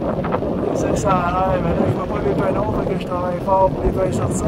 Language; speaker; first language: French; native; French